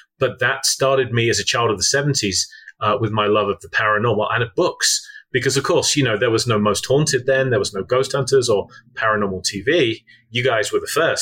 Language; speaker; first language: English; native; English